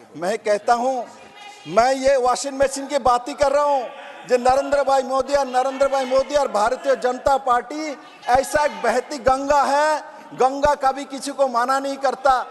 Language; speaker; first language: Hindi; non-native, local second language; Bangla